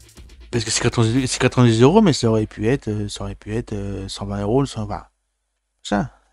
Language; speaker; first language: French; native; French